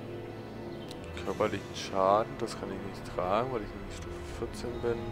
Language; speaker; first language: German; native; German